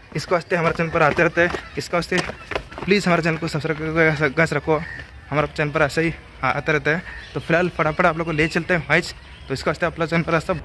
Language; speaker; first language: Hindi; non-native, local second language; Kannada